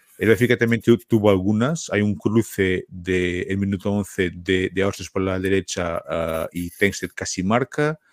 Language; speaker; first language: Spanish; non-native, fluent; Portuguese